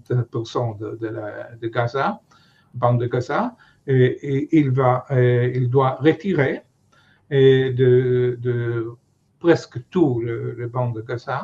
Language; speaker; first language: French; non-native, fluent; Hebrew